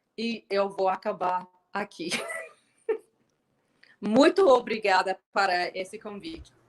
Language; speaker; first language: Portuguese; non-native, fluent; English